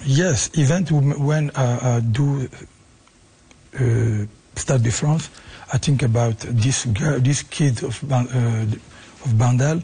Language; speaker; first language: English; non-native, learner; French